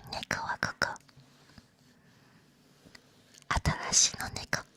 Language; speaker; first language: Japanese; non-native, learner; Chinese